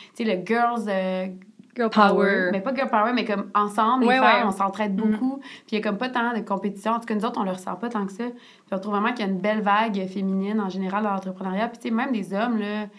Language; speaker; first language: French; native; French